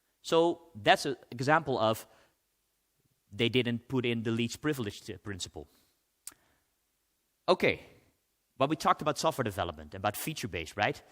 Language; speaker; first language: English; non-native, fluent; Dutch